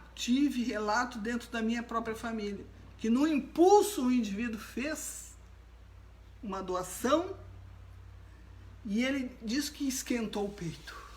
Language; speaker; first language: Portuguese; native; Portuguese